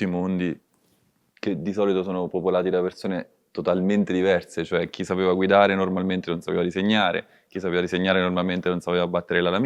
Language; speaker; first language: Italian; native; Italian